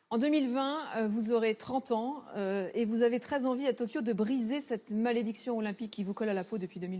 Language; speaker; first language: French; native; French